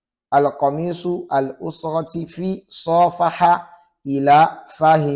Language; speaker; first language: Arabic; non-native, fluent; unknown